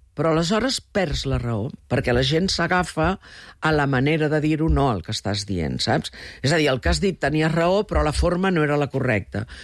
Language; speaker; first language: Catalan; early bilingual, heritage; Catalan